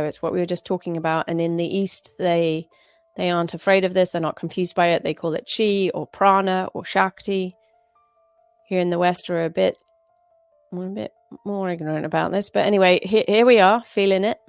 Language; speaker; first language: English; native; English